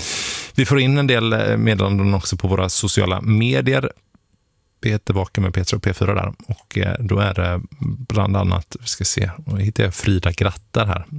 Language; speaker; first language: Swedish; native; Swedish